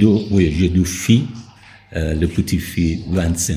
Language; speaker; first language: French; non-native, learner; Persian